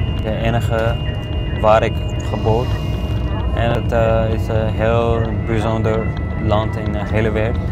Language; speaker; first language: Dutch; non-native, learner; Tibetan